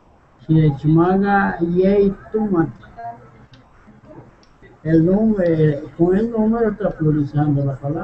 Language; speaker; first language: Spanish; non-native, local second language; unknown